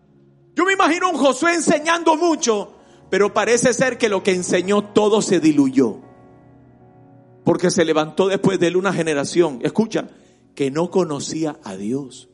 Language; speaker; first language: Spanish; native; Spanish